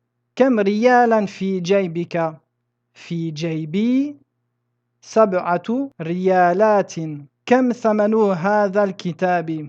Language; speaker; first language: Arabic; non-native, fluent; French